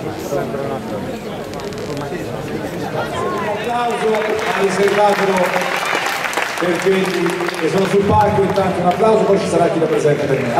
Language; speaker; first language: Italian; native; Italian